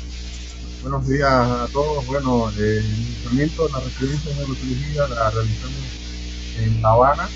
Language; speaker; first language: Spanish; native; Spanish